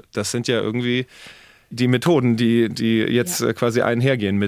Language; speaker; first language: German; native; German